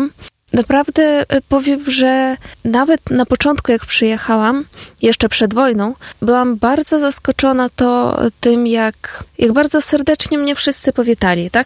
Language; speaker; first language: Polish; non-native, fluent; Ukrainian